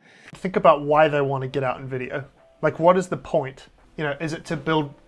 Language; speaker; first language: English; native; English